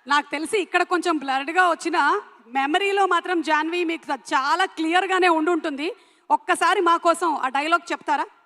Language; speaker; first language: Telugu; native; Telugu